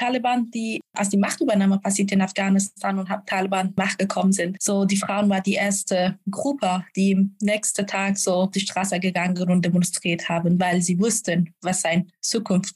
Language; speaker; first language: German; non-native, fluent; Persian